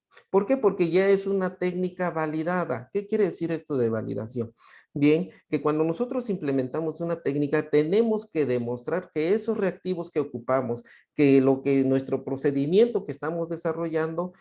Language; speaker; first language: Spanish; native; Spanish